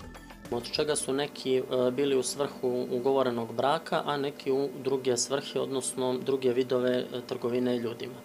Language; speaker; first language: Serbian; native; Serbian